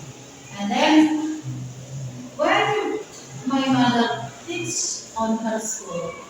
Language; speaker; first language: English; non-native, learner; Indonesian